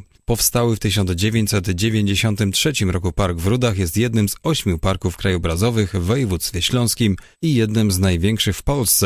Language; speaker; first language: Polish; native; Polish